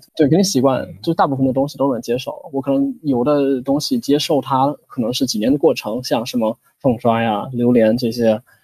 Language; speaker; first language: Chinese; non-native, fluent; English